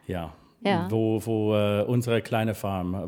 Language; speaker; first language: German; non-native, learner; English